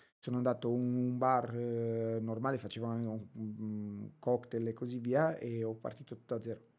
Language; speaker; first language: Italian; non-native, fluent; Romanian